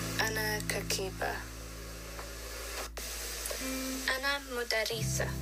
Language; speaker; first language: Arabic; non-native, learner; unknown